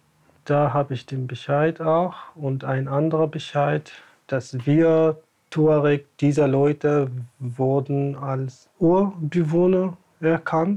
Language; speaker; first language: German; non-native, fluent; Tamasheq